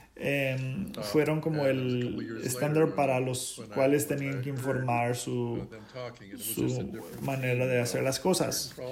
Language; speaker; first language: Spanish; non-native, fluent; English